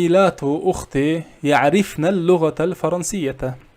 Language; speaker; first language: Arabic; non-native, fluent; Kazakh